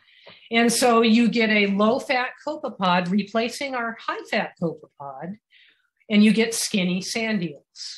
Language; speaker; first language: English; native; English